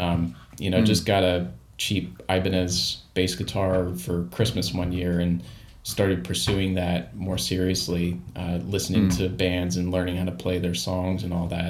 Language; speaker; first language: English; native; English